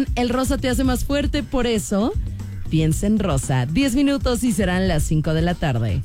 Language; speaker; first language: Spanish; native; Spanish